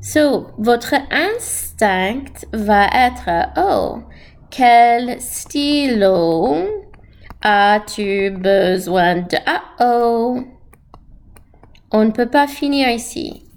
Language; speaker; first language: French; non-native, fluent; English